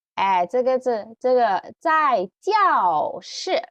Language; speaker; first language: Chinese; non-native, fluent; Indonesian